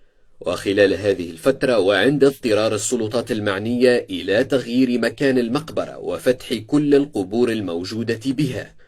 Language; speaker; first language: Arabic; native; Arabic